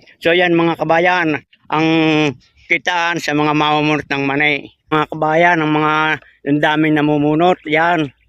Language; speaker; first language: Filipino; native; Filipino